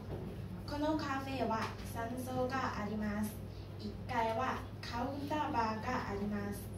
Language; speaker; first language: Japanese; non-native, learner; Thai